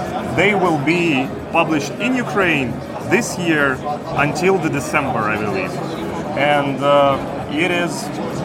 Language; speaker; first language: English; non-native, fluent; Ukrainian